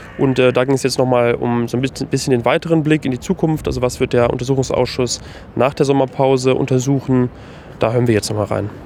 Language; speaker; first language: German; native; German